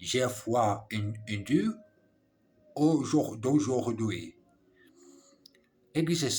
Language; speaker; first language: French; non-native, learner; English